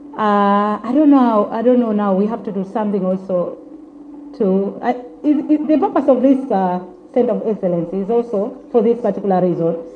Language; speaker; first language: English; non-native, local second language; Swahili